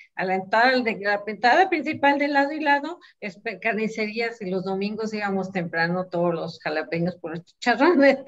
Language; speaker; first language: Spanish; native; Spanish